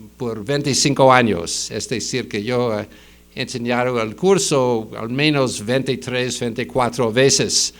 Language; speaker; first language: Spanish; non-native, fluent; English